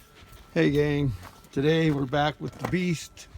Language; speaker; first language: English; native; English